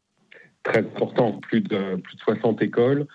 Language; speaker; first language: French; native; French